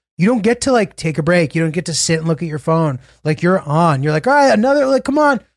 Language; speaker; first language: English; native; English